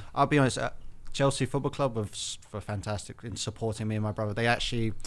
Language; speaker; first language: English; native; English